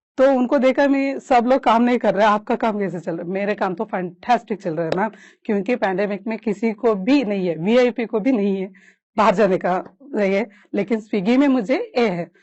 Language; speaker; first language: Hindi; non-native, local second language; Kannada